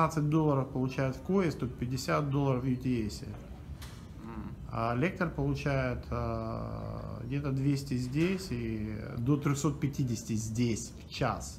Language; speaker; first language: Russian; native; Russian